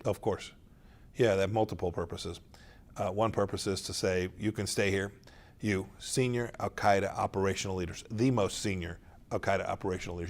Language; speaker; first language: English; native; English